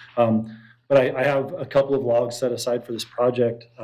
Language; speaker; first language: English; native; English